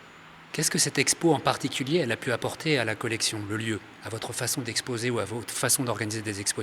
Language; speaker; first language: French; native; French